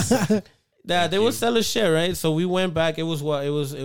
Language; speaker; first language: English; early bilingual, other home language; Spanish